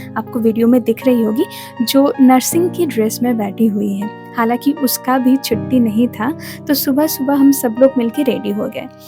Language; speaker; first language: Hindi; non-native, local second language; Bangla